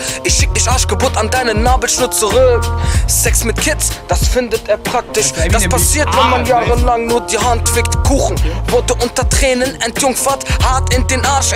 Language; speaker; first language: German; native; German